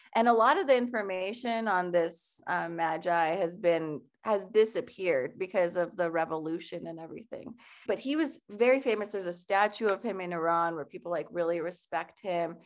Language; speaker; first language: English; early bilingual, other home language; Persian